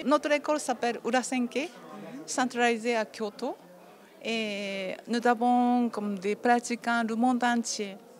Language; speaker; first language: French; non-native, fluent; Japanese